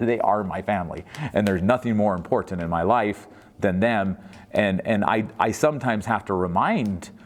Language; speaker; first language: English; native; English